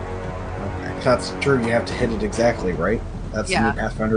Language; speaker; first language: English; native; English